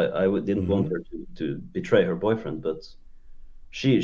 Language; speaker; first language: English; non-native, fluent; Norwegian